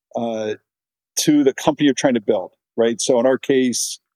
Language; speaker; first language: English; native; English